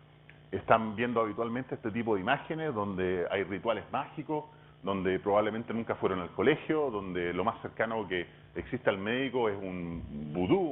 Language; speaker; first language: Spanish; native; Spanish